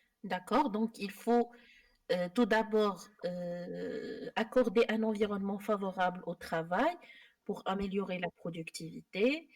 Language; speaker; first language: French; non-native, local second language; Arabic